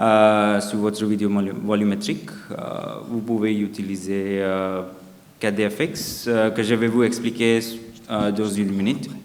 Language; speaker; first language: French; non-native, fluent; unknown